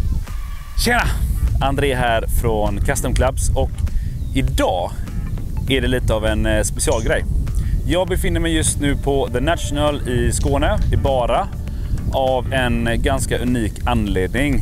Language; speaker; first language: Swedish; native; Swedish